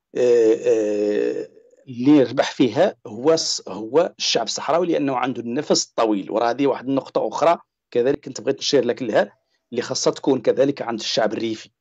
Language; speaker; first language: Arabic; native; Arabic